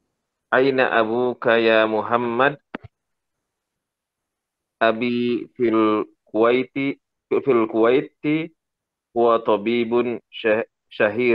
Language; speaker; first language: Arabic; non-native, learner; Indonesian